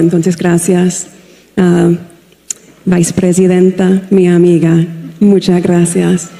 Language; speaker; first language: Spanish; non-native, learner; English